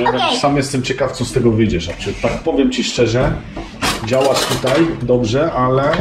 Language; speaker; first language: Polish; native; Polish